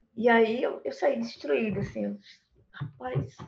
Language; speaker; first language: Portuguese; native; Portuguese